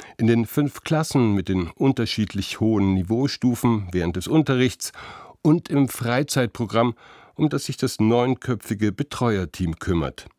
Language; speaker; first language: German; native; German